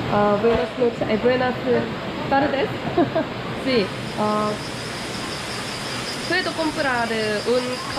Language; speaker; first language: Spanish; non-native, learner; Korean